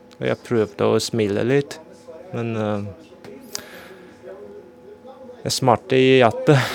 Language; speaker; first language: Norwegian; non-native, fluent; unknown